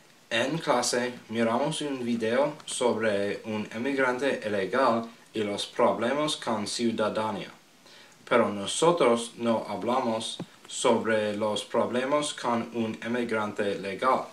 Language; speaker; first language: Spanish; non-native, learner; English